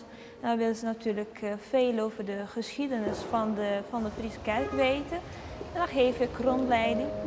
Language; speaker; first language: Dutch; early bilingual, heritage; Italian